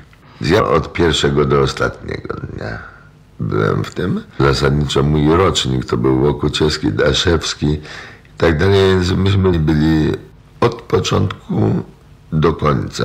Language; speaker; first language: Polish; native; Polish